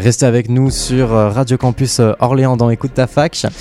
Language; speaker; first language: French; native; French